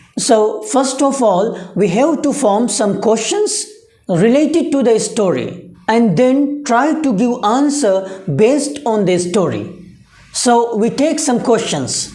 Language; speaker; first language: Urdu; native; Urdu